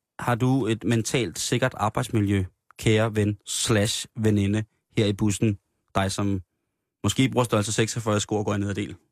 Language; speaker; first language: Danish; native; Danish